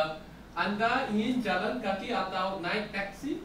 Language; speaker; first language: Indonesian; non-native, learner; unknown